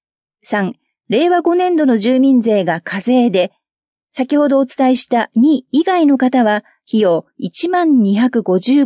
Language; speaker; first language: Japanese; native; Japanese